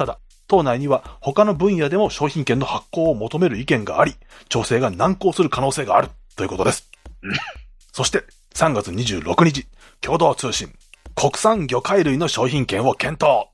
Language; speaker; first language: Japanese; native; Japanese